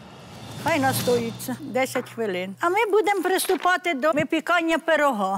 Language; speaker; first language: Ukrainian; native; Ukrainian